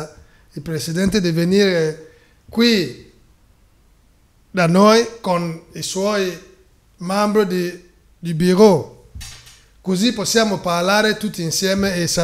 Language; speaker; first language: Italian; non-native, fluent; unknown